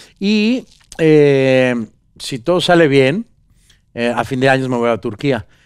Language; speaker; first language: Spanish; native; Spanish